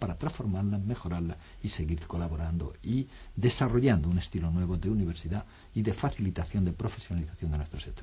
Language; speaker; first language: Spanish; native; Spanish